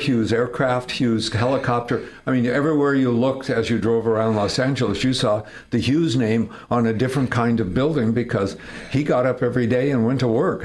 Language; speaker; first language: English; native; English